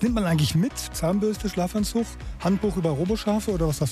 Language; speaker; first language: German; native; German